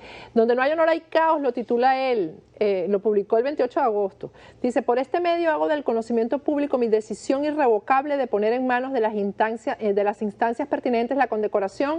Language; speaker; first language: Spanish; native; Spanish